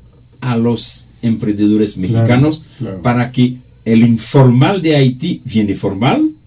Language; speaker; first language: Spanish; non-native, fluent; Haitian Creole